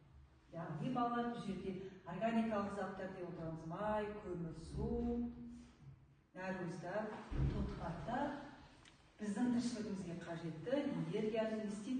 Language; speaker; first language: Kazakh; native; Kazakh